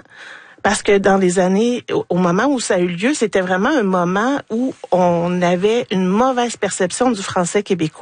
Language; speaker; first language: French; native; French